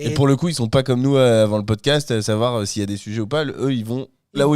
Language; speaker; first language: French; native; French